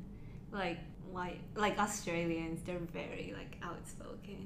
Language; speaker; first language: English; non-native, local second language; Cantonese